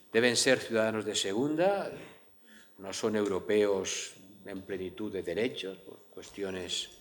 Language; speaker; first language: Spanish; native; Spanish